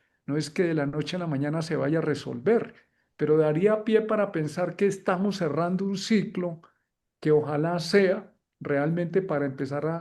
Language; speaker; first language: Spanish; native; Spanish